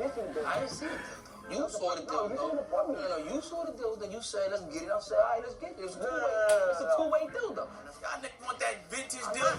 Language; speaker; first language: English; native; English